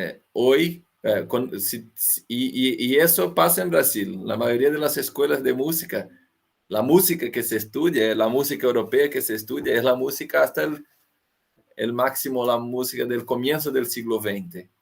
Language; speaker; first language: Spanish; non-native, fluent; Portuguese